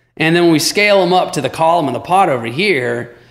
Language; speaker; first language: English; native; English